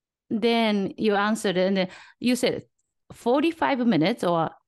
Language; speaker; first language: English; non-native, learner; Japanese